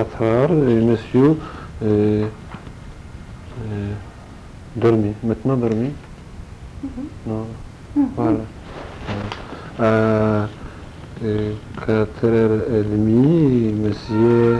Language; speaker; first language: French; non-native, learner; Polish